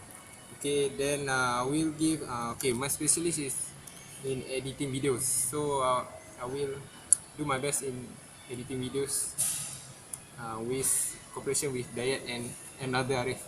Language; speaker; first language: English; non-native, local second language; Malay